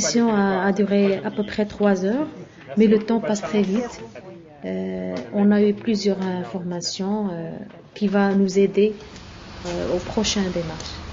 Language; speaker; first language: French; non-native, local second language; Arabic